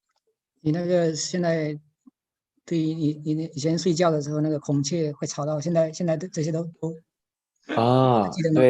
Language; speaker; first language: Chinese; native; Chinese